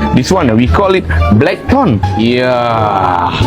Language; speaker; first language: Malay; native; Malay